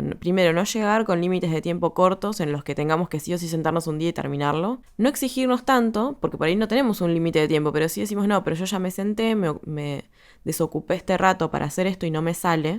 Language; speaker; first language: Spanish; native; Spanish